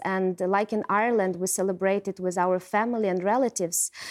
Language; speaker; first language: English; non-native, fluent; Ukrainian